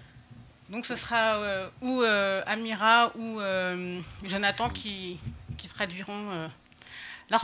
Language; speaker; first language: French; native; French